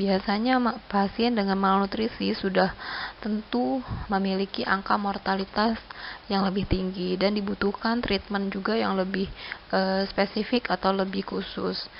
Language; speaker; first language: Indonesian; native; Indonesian